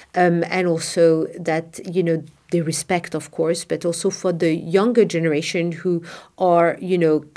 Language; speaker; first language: English; non-native, fluent; Arabic